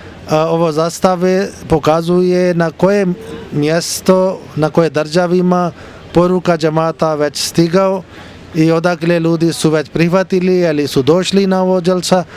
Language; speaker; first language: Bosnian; non-native, learner; Urdu